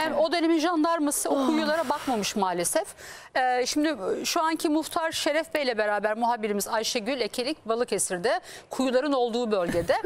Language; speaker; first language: Turkish; native; Turkish